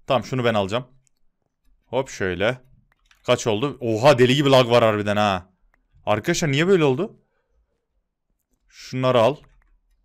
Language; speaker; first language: Turkish; native; Turkish